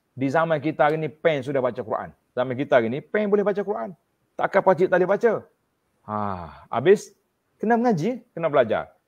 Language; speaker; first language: Malay; native; Malay